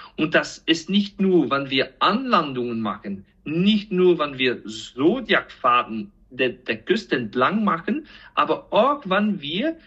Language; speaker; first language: German; non-native, fluent; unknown